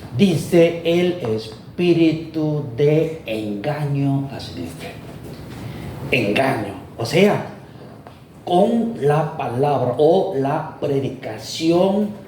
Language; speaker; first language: Spanish; non-native, fluent; Korean